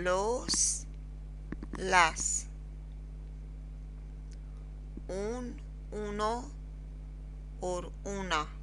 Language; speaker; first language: Spanish; non-native, learner; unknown